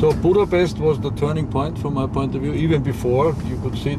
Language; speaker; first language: English; non-native, fluent; German